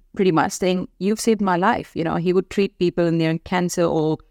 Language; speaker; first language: English; non-native, local second language; Hindi